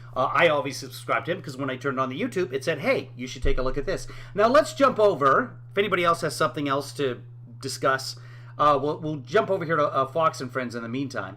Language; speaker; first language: English; native; English